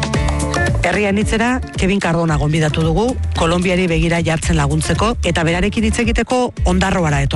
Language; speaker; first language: Basque; native; Basque